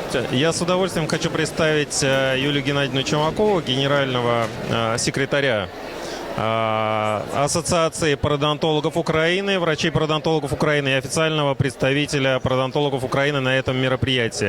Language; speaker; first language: Russian; native; Russian